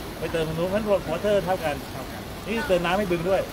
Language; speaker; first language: Thai; native; Thai